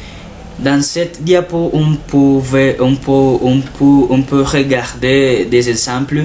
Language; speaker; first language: French; non-native, learner; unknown